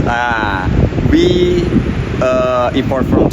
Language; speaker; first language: English; non-native, learner; Indonesian